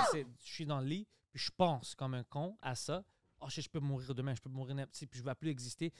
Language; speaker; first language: French; early bilingual, other home language; Greek